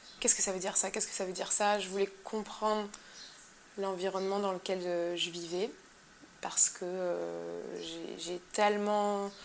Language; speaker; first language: French; native; French